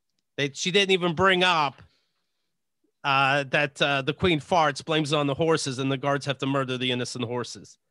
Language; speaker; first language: English; native; English